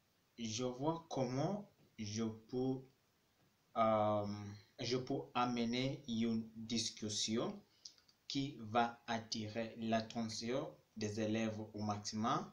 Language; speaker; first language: French; non-native, fluent; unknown